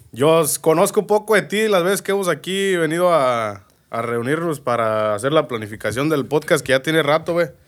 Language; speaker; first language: Spanish; native; Spanish